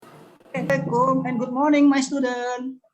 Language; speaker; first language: English; non-native, learner; Indonesian